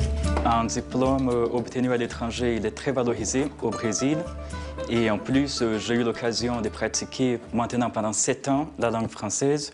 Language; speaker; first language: French; non-native, fluent; Portuguese